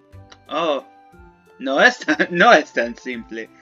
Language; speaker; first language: Spanish; non-native, learner; English